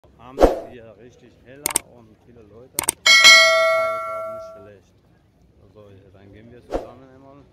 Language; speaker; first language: German; non-native, learner; Persian